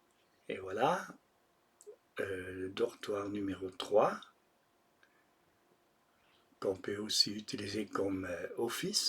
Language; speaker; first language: French; non-native, local second language; German